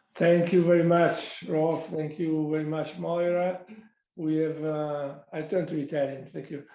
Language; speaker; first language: English; non-native, fluent; Italian